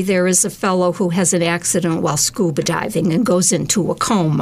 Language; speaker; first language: English; native; English